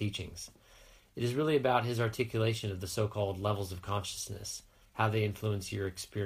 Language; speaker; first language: English; native; English